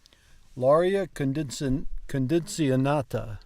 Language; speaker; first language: Italian; non-native, learner; English